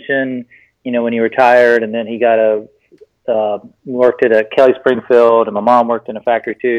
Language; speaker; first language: English; native; English